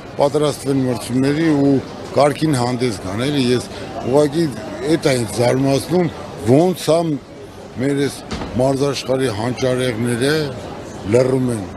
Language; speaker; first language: Armenian; native; Armenian